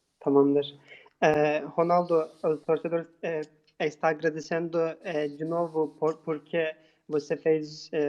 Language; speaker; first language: Portuguese; non-native, learner; Turkish